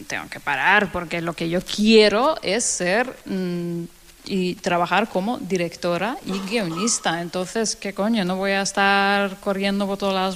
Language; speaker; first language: Spanish; non-native, fluent; Danish